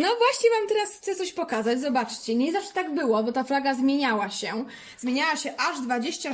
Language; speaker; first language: Polish; native; Polish